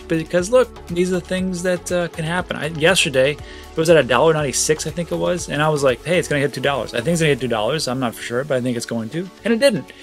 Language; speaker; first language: English; native; English